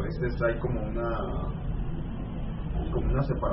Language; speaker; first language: Spanish; native; Spanish